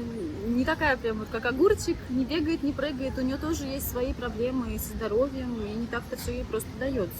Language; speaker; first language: Russian; native; Russian